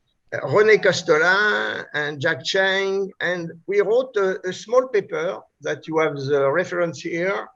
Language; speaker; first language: English; non-native, fluent; French